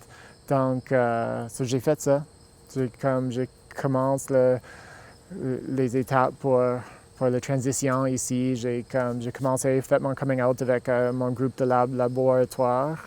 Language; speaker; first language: French; non-native, local second language; English